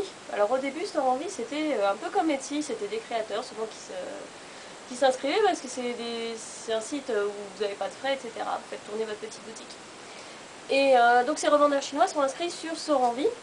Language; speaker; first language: French; native; French